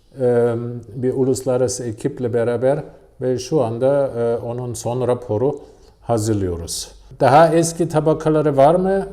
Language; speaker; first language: Turkish; non-native, fluent; German